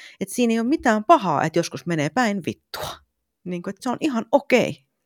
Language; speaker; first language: Finnish; native; Finnish